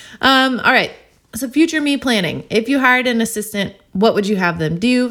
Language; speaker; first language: English; native; English